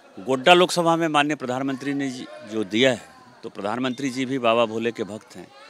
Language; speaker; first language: Hindi; native; Hindi